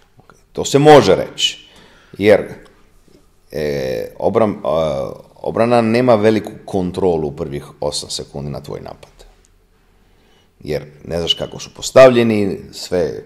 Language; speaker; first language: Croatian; non-native, fluent; Italian